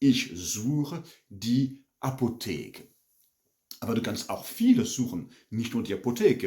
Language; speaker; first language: German; non-native, fluent; French